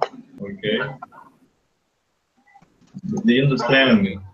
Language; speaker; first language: English; non-native, fluent; Spanish